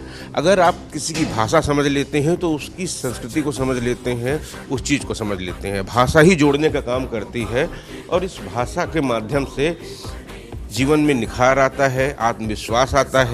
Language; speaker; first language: Hindi; native; Hindi